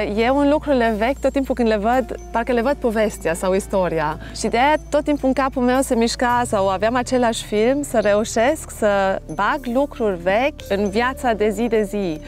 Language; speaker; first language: Romanian; non-native, local second language; German